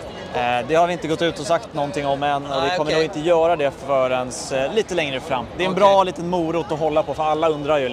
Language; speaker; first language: Swedish; native; Swedish